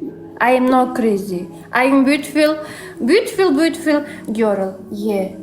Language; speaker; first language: English; non-native, learner; Uzbek